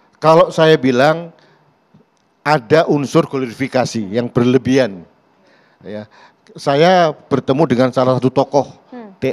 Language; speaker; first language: Indonesian; native; Indonesian